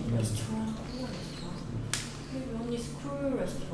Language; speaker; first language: English; non-native, learner; Korean